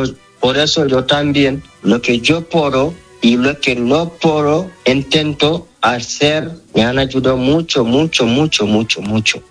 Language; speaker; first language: Spanish; non-native, learner; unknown